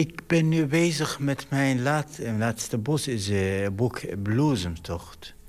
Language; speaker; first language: Dutch; non-native, fluent; Arabic